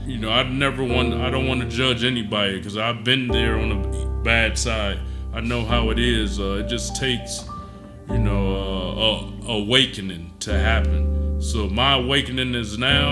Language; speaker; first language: English; native; English